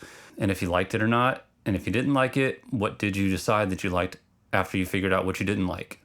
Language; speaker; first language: English; native; English